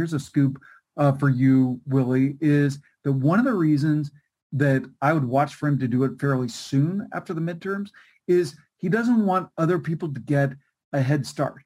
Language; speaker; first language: English; native; English